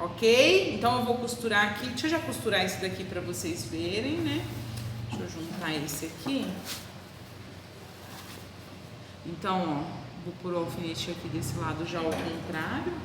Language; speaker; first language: Portuguese; native; Portuguese